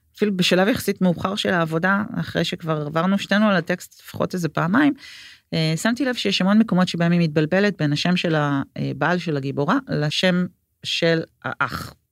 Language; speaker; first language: Hebrew; native; Hebrew